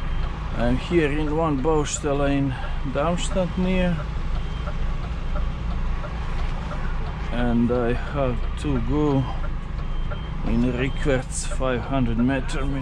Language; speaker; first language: English; non-native, learner; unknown